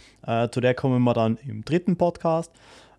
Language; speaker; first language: German; native; German